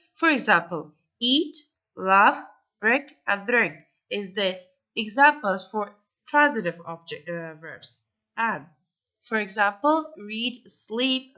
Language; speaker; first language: English; non-native, fluent; Persian